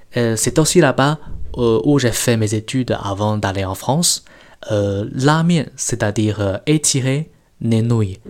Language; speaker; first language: French; non-native, fluent; Chinese